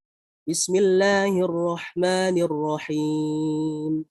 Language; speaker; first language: Arabic; non-native, fluent; Indonesian